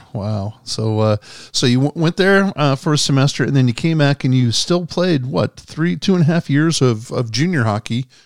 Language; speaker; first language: English; native; English